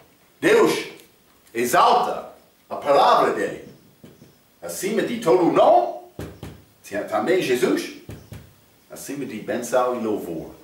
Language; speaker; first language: Portuguese; non-native, fluent; English